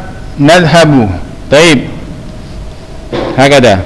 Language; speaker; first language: Arabic; non-native, fluent; Indonesian